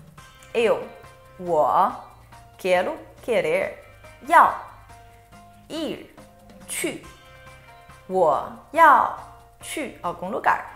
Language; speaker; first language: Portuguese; non-native, fluent; Chinese